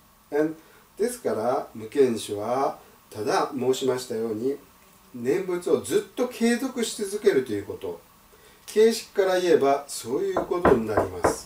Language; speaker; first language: Japanese; native; Japanese